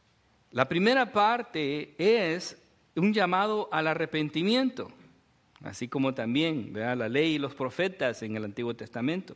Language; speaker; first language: Spanish; native; Spanish